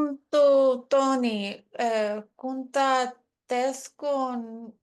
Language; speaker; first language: Arabic; non-native, learner; English